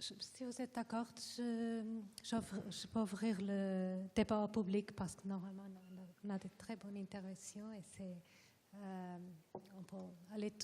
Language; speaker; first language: French; non-native, fluent; Portuguese